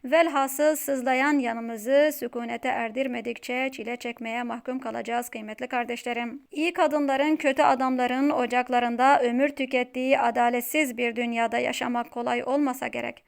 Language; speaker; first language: Turkish; native; Turkish